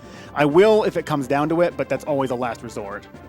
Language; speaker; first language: English; native; English